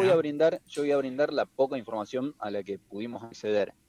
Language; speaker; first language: Spanish; native; Spanish